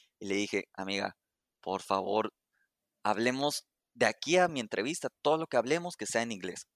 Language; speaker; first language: Spanish; native; Spanish